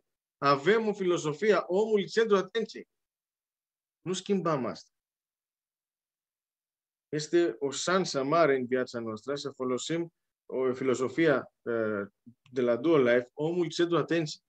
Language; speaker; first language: Romanian; non-native, learner; Greek